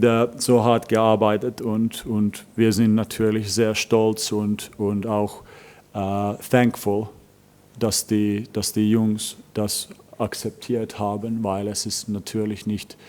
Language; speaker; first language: German; non-native, fluent; Finnish